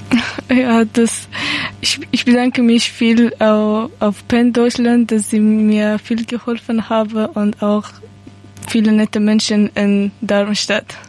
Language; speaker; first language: German; non-native, learner; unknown